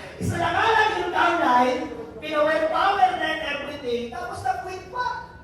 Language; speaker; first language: Filipino; non-native, local second language; Bikol